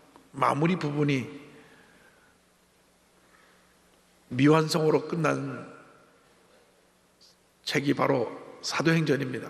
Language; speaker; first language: Korean; native; Korean